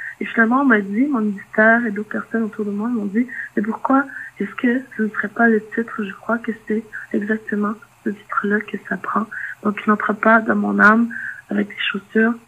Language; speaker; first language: French; non-native, local second language; Innu-aimun